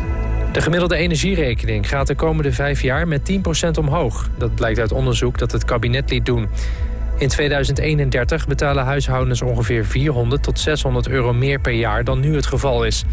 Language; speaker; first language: Dutch; native; Dutch